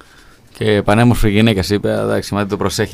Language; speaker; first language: Greek; non-native, learner; Spanish